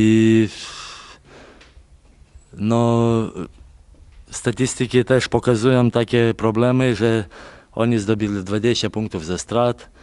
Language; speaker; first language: Polish; non-native, fluent; Lithuanian